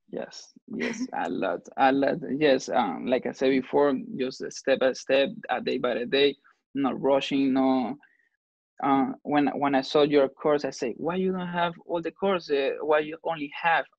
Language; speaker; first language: English; non-native, fluent; Spanish